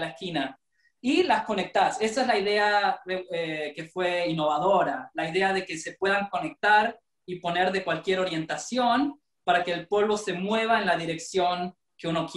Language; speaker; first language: Spanish; native; Spanish